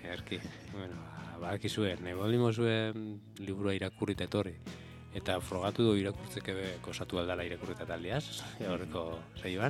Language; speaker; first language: Basque; native; Basque